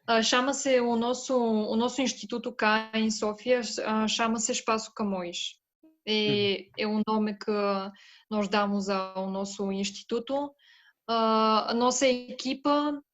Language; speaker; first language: Portuguese; non-native, fluent; Bulgarian